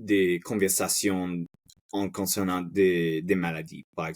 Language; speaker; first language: French; non-native, fluent; Spanish